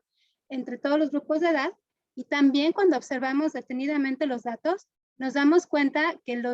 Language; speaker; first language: Spanish; native; Spanish